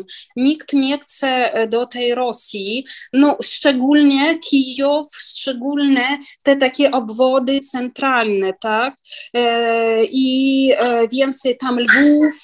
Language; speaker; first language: Polish; non-native, learner; Ukrainian